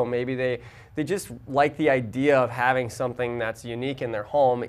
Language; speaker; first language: English; native; English